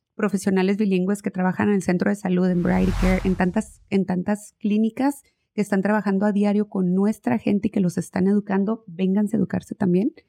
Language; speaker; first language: Spanish; native; Spanish